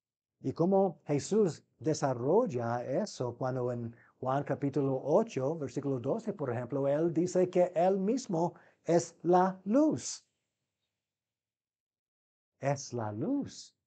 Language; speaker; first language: Spanish; non-native, fluent; English